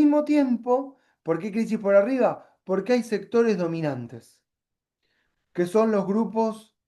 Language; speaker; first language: Spanish; native; Spanish